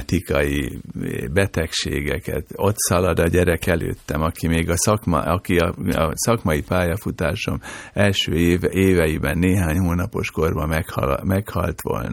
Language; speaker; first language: Hungarian; native; Hungarian